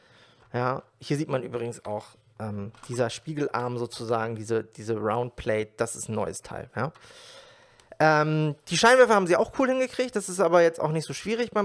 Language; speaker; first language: German; native; German